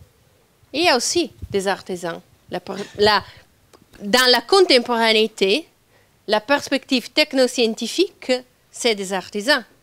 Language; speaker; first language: French; non-native, fluent; Italian